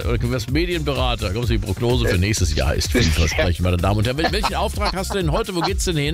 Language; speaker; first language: German; native; German